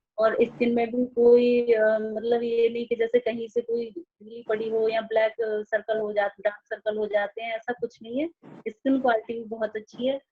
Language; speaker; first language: Hindi; native; Hindi